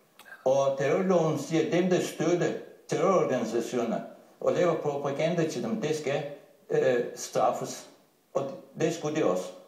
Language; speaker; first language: Danish; non-native, fluent; Turkish